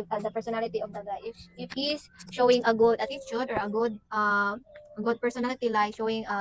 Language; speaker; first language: English; non-native, local second language; Cebuano